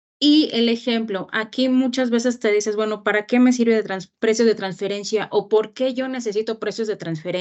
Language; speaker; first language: Spanish; native; Spanish